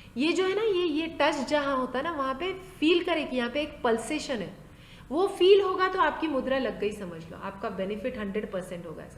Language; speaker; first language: Hindi; non-native, local second language; Marathi